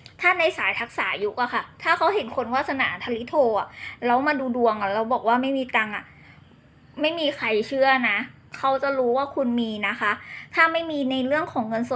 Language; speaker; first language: Thai; native; Thai